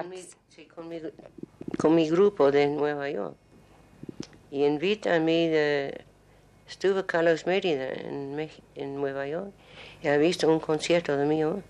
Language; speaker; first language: Spanish; non-native, learner; English